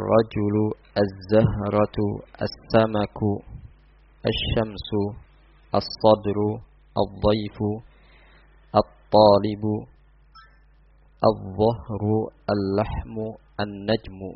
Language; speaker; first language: Arabic; non-native, fluent; Indonesian